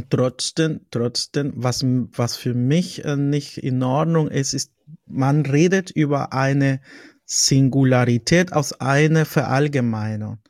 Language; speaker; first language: German; non-native, fluent; Spanish